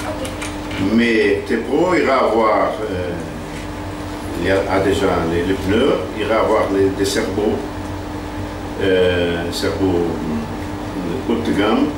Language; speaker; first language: French; non-native, fluent; Portuguese